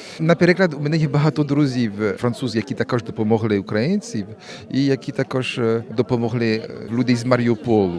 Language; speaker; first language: Ukrainian; non-native, learner; French